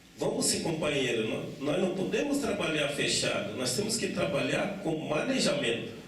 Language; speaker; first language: Portuguese; non-native, local second language; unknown